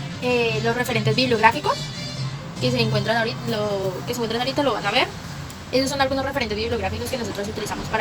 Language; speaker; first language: Spanish; native; Spanish